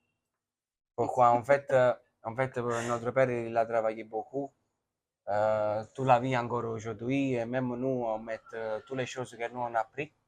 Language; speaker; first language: French; non-native, learner; Italian